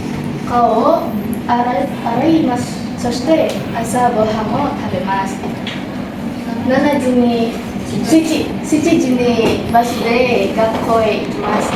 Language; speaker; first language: Japanese; non-native, learner; Indonesian